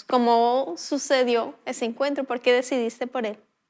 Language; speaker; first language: Spanish; native; Spanish